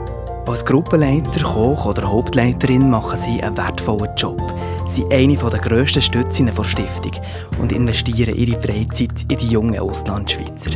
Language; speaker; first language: German; native; German